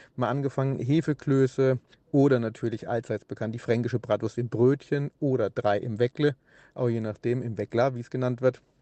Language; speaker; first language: German; native; German